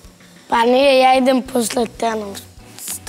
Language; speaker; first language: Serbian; non-native, local second language; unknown